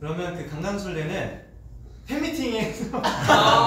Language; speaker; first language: Korean; native; Korean